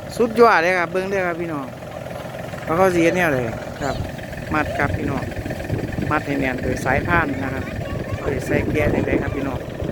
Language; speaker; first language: Thai; native; Thai